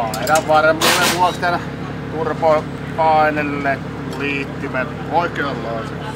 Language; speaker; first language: Finnish; native; Finnish